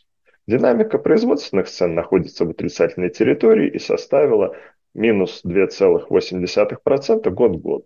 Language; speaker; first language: Russian; native; Russian